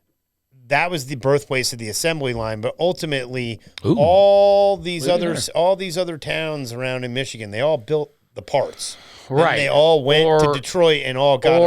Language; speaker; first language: English; native; English